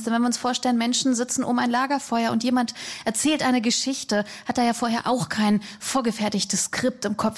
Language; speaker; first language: German; native; German